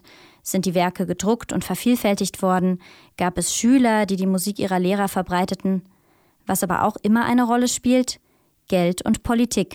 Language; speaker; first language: German; native; German